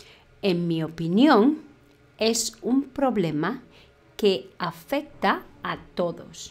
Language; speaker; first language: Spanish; non-native, fluent; English